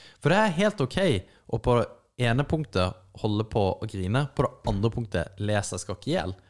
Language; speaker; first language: Norwegian; native; Norwegian